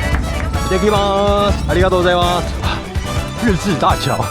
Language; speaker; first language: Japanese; non-native, learner; Chinese